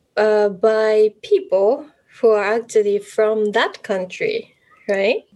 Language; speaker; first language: English; non-native, fluent; Japanese